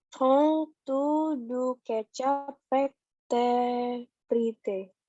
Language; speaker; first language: French; non-native, learner; Indonesian